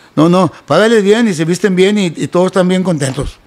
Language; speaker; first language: Spanish; native; Spanish